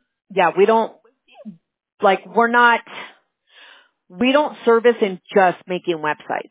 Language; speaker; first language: English; early bilingual, other home language; Spanish